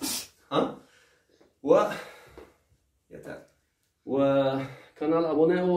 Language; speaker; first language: Turkish; non-native, learner; Arabic